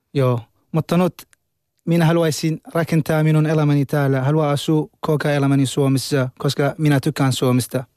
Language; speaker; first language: Finnish; non-native, learner; Arabic